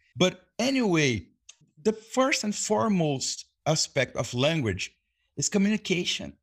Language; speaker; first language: English; non-native, fluent; Portuguese